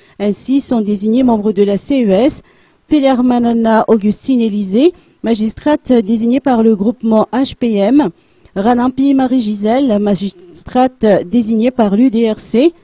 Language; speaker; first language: French; non-native, local second language; Malagasy